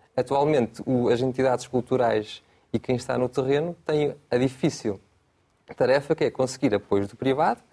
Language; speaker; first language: Portuguese; native; Portuguese